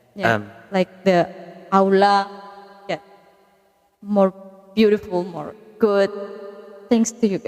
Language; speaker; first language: English; non-native, learner; Indonesian